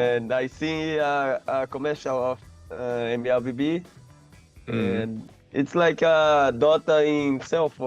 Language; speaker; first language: English; non-native, learner; Portuguese